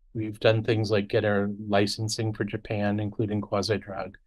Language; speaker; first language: English; native; English